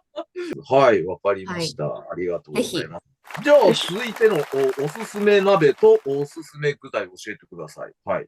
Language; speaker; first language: Japanese; native; Japanese